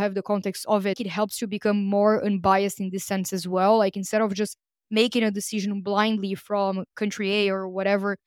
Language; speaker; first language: English; non-native, fluent; Portuguese